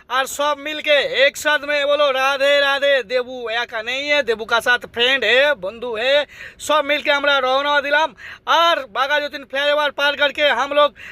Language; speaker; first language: Hindi; non-native, local second language; Bangla